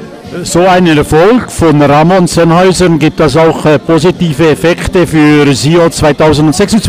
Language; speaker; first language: German; native; German